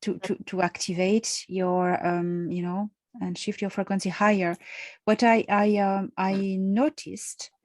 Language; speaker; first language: English; non-native, fluent; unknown